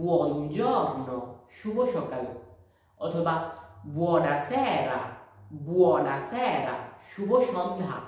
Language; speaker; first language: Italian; non-native, fluent; Bangla